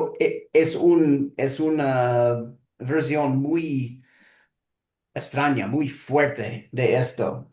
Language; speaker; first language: Spanish; non-native, learner; English